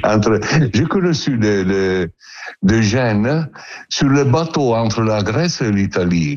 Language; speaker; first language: French; non-native, learner; Italian